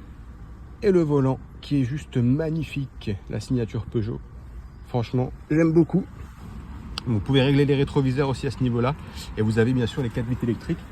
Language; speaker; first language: French; native; French